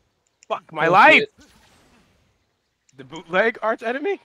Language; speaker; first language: English; native; English